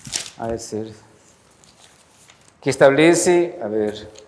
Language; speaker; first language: Spanish; native; Spanish